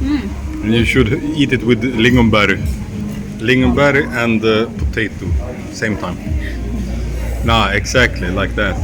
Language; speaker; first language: English; non-native, learner; Swedish